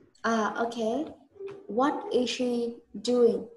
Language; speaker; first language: English; non-native, learner; Vietnamese